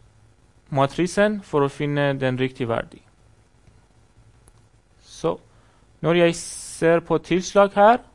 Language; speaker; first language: Norwegian; non-native, fluent; Persian